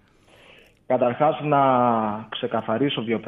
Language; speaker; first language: Greek; native; Greek